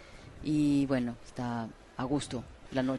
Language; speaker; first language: Spanish; native; Spanish